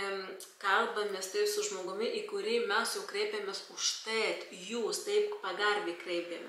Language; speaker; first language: Lithuanian; non-native, local second language; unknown